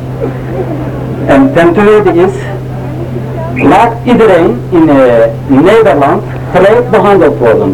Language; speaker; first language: Dutch; non-native, learner; Turkish